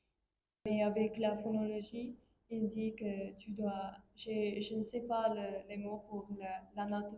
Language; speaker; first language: French; non-native, fluent; English